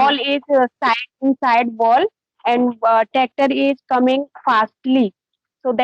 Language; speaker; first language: English; non-native, learner; Hindi